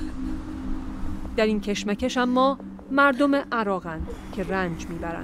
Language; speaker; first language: Persian; native; Persian